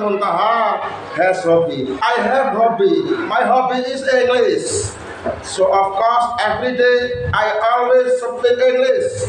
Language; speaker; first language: English; non-native, learner; Indonesian